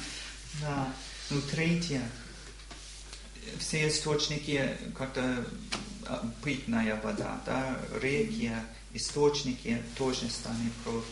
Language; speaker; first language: Russian; non-native, learner; English